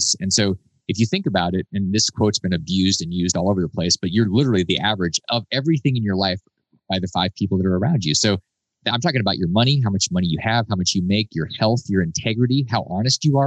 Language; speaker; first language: English; native; English